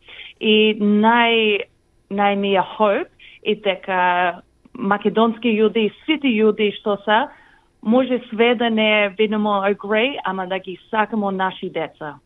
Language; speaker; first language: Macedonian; early bilingual, heritage; English